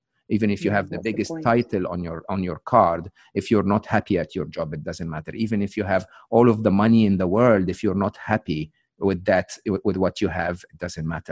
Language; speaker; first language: English; non-native, fluent; Arabic